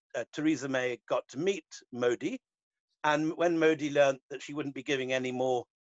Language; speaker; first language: English; native; English